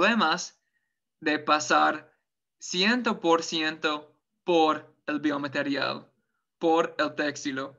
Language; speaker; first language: Spanish; non-native, fluent; English